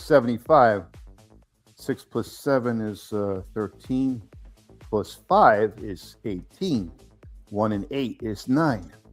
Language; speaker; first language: English; native; English